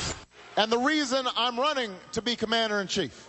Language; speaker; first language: English; native; English